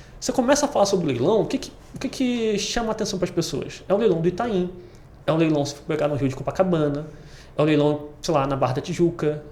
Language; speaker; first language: Portuguese; native; Portuguese